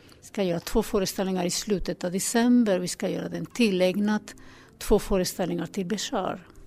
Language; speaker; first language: Swedish; non-native, fluent; Spanish